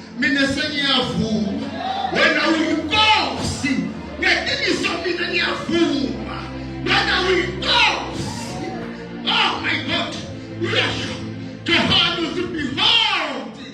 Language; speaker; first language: Zulu; non-native, local second language; Swati